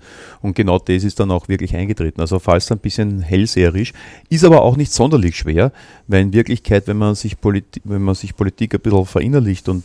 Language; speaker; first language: German; native; German